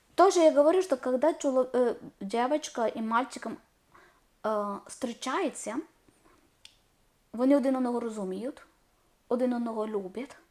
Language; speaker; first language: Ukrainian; non-native, learner; Malayalam